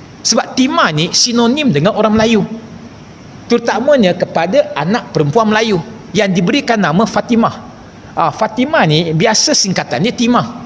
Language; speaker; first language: Malay; non-native, local second language; Chinese